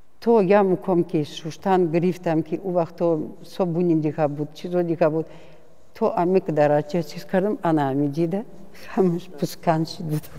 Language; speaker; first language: Tajik; non-native, fluent; Russian